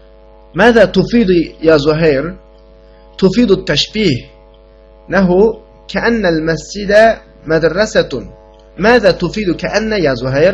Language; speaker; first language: Arabic; non-native, fluent; Uyghur